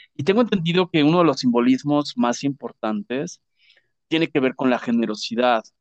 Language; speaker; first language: Spanish; native; Spanish